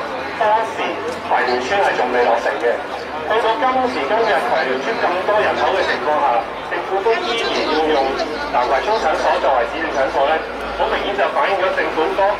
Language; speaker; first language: Chinese; native; Chinese